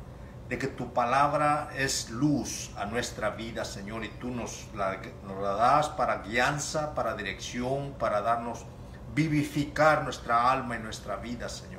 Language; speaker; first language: Spanish; native; Spanish